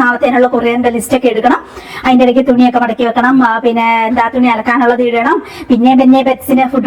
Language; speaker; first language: Malayalam; native; Malayalam